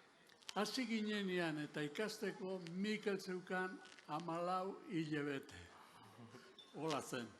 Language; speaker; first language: Basque; non-native, local second language; Spanish